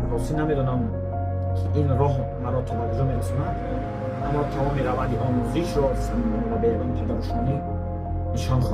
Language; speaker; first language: Persian; non-native, local second language; Tajik